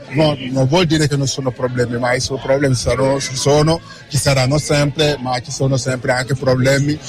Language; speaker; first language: Italian; non-native, fluent; Wolof